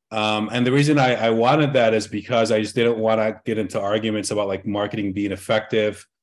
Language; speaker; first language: English; early bilingual, other home language; Arabic